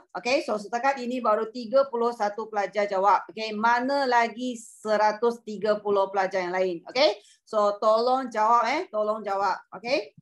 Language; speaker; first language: Malay; non-native, local second language; Chinese